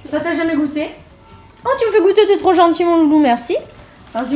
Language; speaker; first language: French; native; French